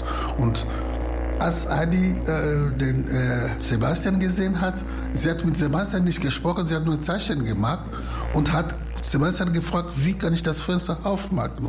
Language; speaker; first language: German; non-native, learner; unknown